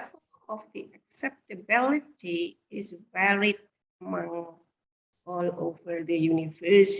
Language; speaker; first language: English; non-native, fluent; Indonesian